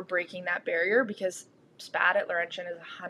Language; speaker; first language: English; native; English